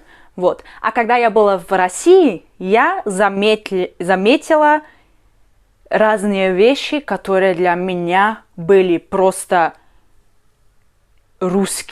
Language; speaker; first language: Russian; non-native, learner; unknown